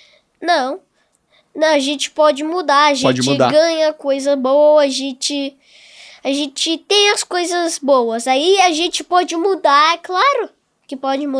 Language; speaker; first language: Portuguese; non-native, local second language; English